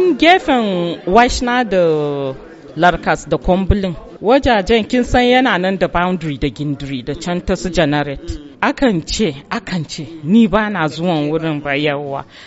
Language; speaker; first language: Hausa; non-native, local second language; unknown